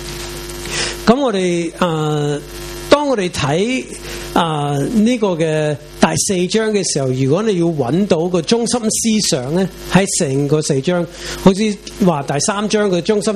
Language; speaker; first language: Chinese; non-native, local second language; Cantonese